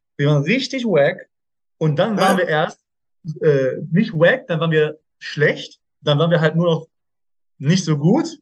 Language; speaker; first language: German; native; German